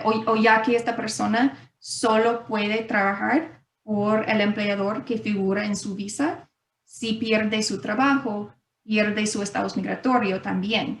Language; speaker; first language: Spanish; non-native, fluent; English